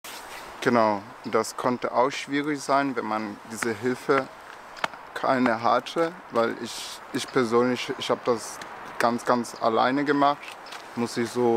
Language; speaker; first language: German; non-native, fluent; Portuguese